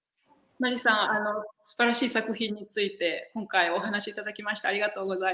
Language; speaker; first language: Japanese; native; Japanese